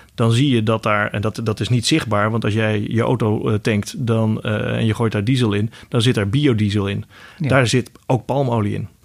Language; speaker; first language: Dutch; native; Dutch